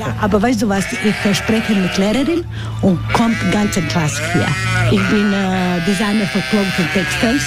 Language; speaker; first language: German; non-native, learner; Croatian